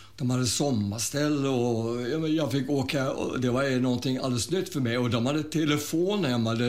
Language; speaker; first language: Swedish; early bilingual, other home language; German